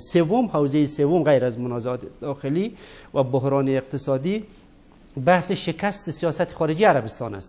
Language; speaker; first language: Persian; native; Persian